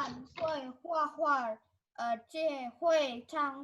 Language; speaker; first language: Chinese; non-native, learner; Indonesian